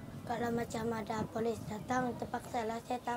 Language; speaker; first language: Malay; non-native, local second language; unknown